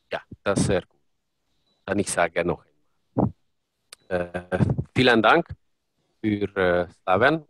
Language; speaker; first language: German; non-native, learner; Hungarian